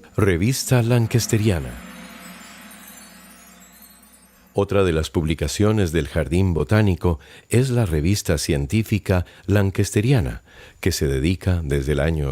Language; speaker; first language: Spanish; native; Spanish